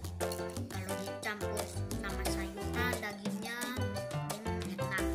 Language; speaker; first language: Indonesian; native; Indonesian